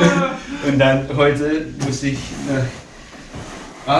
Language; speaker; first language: German; non-native, learner; English